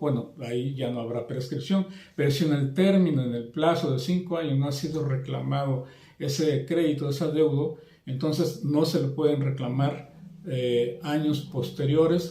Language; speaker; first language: Spanish; native; Spanish